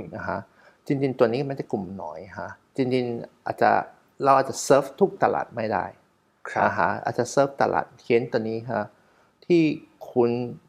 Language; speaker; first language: Thai; non-native, fluent; Chinese